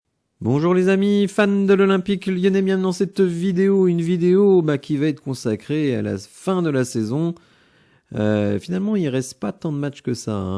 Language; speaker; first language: French; native; French